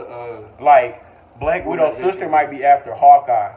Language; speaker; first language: English; native; English